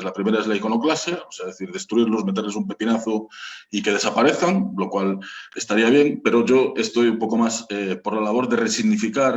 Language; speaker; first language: Spanish; native; Spanish